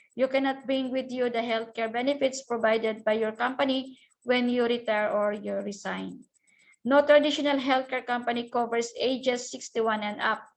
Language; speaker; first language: English; non-native, local second language; Filipino